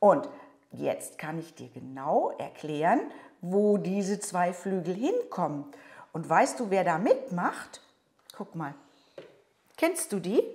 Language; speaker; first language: German; native; German